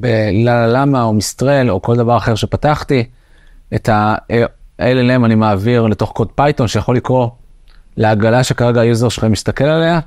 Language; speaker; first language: Hebrew; native; Hebrew